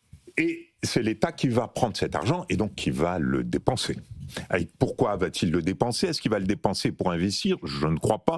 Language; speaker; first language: French; native; French